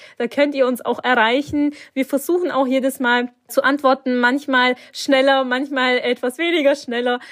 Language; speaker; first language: German; early bilingual, other home language; Turkish